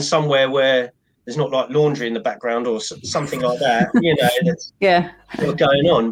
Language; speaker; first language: English; native; English